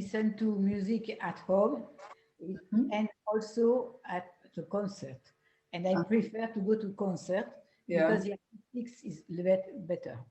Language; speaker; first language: English; non-native, learner; French